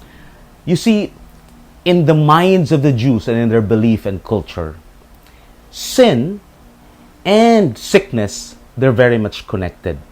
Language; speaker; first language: English; non-native, local second language; Filipino